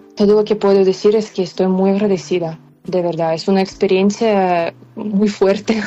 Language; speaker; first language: Spanish; non-native, fluent; Ukrainian